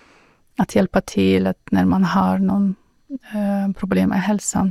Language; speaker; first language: Swedish; non-native, learner; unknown